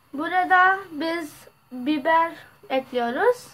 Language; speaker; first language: Turkish; non-native, learner; Urdu